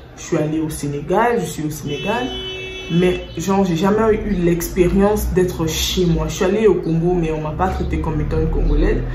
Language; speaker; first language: French; native; French